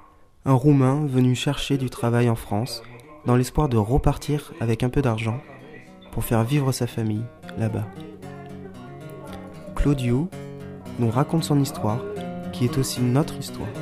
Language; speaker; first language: French; native; French